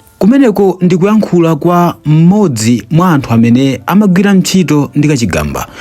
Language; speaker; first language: Nyanja; native; Nyanja